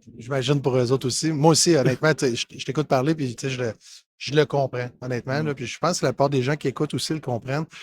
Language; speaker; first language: French; native; French